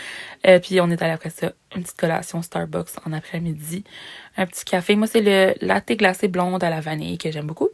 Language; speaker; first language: French; native; French